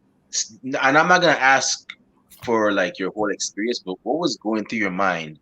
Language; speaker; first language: English; native; English